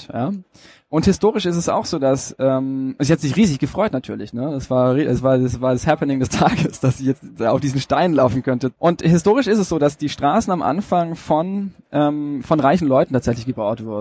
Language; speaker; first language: German; native; German